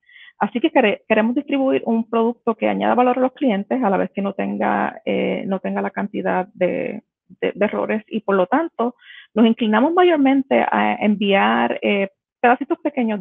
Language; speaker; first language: Spanish; native; Spanish